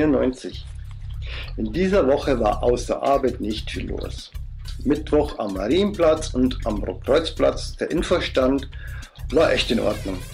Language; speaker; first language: German; native; German